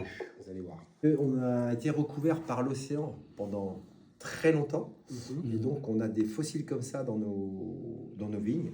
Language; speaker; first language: French; native; French